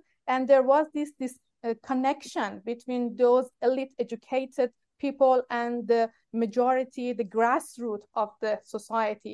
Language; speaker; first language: English; non-native, fluent; Persian